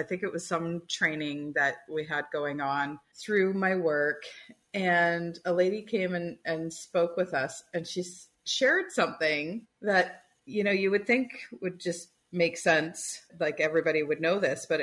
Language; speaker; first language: English; native; English